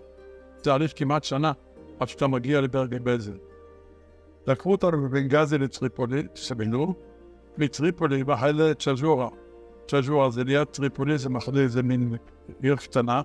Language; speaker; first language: Hebrew; early bilingual, other home language; Arabic